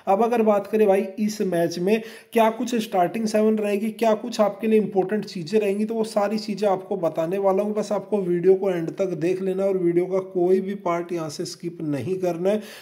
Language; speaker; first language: Hindi; native; Hindi